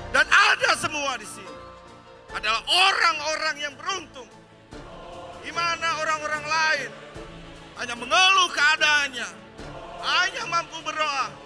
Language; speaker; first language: Indonesian; native; Indonesian